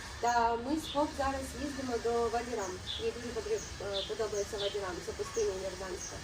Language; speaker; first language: Ukrainian; non-native, local second language; Russian